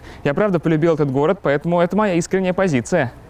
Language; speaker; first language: Russian; native; Russian